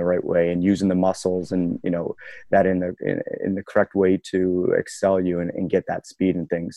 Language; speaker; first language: English; native; English